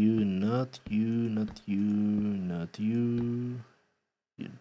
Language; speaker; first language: English; non-native, fluent; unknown